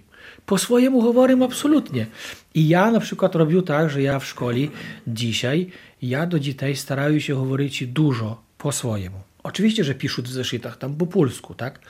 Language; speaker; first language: Polish; non-native, local second language; Ukrainian